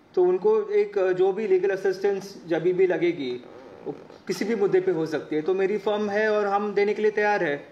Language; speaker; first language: Hindi; non-native, local second language; Marathi